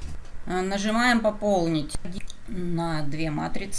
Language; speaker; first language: Russian; native; Russian